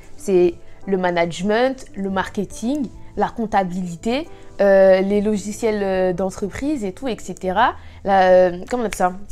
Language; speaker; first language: French; native; French